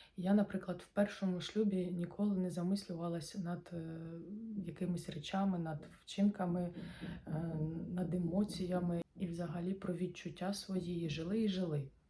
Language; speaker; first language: Ukrainian; non-native, local second language; Russian